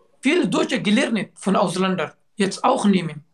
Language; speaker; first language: German; non-native, learner; Turkish